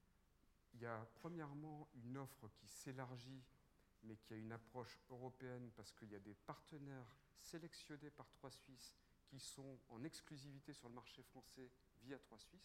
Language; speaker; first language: French; native; French